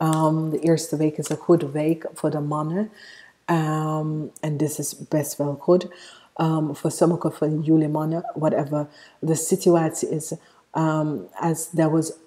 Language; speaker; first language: Dutch; non-native, fluent; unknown